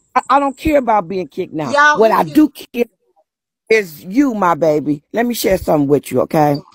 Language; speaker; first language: English; native; English